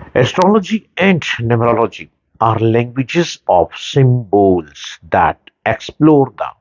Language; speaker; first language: English; non-native, local second language; Urdu